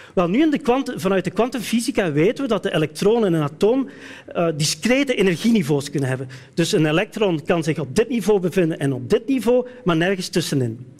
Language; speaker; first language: Dutch; native; Dutch